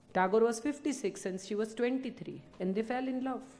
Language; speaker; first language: English; non-native, local second language; Gujarati